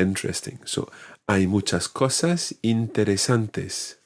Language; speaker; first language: Spanish; non-native, fluent; English